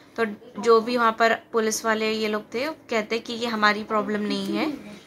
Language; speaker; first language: Hindi; native; Hindi